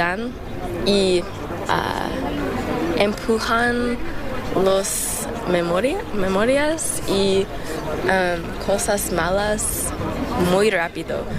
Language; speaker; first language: Spanish; non-native, learner; English